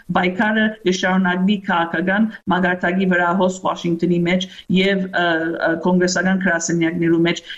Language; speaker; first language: Armenian; early bilingual, heritage; Armenian